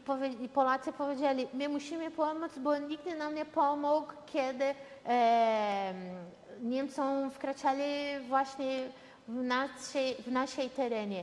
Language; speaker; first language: Polish; early bilingual, heritage; Portuguese